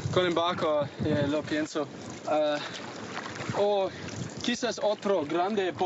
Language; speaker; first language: Spanish; non-native, learner; English